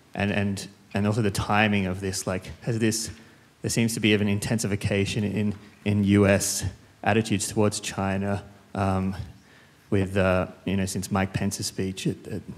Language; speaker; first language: English; non-native, fluent; Khmer